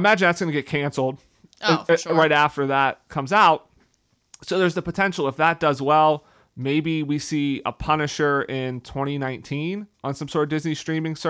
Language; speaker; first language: English; native; English